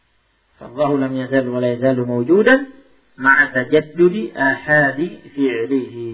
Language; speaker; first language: Arabic; non-native, fluent; Indonesian